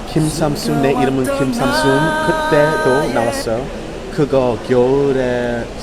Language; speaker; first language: Korean; non-native, learner; English